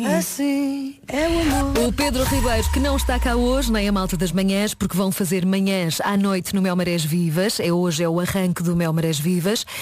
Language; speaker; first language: Portuguese; native; Portuguese